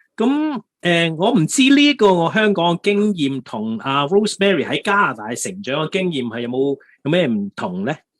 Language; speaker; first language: Cantonese; native; Cantonese